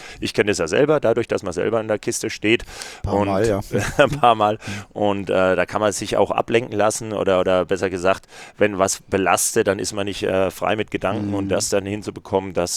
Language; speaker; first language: German; native; German